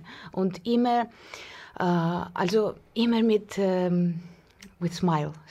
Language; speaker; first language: German; non-native, learner; Russian